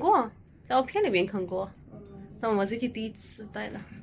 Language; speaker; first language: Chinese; non-native, fluent; Urdu